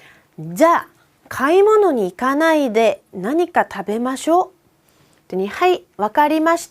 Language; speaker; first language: Japanese; non-native, fluent; Korean